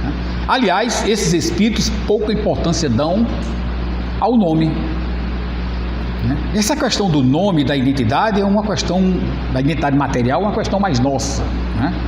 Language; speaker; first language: Portuguese; native; Portuguese